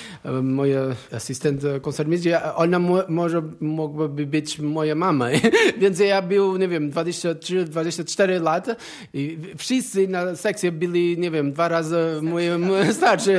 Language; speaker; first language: Polish; non-native, learner; Portuguese